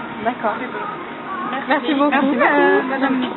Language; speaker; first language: French; native; French